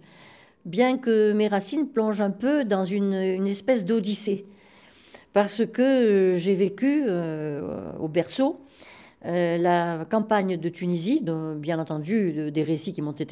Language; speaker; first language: French; native; French